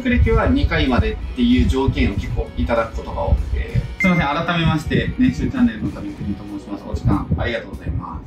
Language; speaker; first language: Japanese; native; Japanese